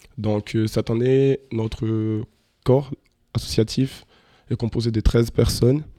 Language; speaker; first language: French; non-native, fluent; Portuguese